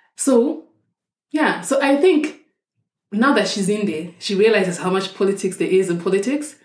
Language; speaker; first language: English; non-native, local second language; Shona